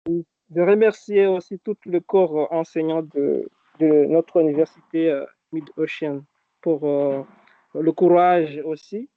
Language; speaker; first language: French; non-native, local second language; Arabic